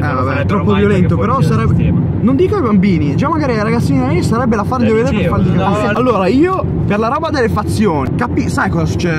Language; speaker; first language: Italian; native; Italian